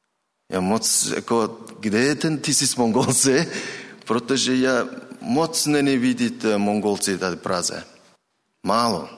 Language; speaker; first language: Czech; non-native, learner; Mongolian